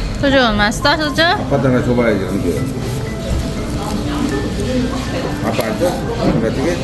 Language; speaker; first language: Korean; non-native, learner; Thai